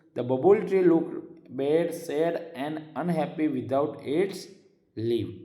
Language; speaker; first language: English; non-native, local second language; Gujarati